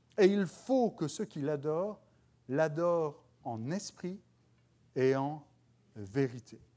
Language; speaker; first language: French; native; French